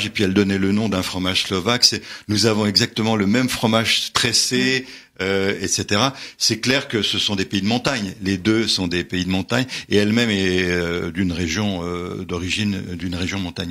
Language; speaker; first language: French; native; French